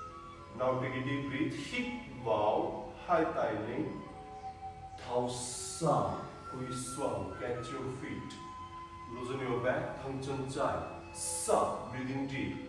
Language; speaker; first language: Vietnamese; non-native, learner; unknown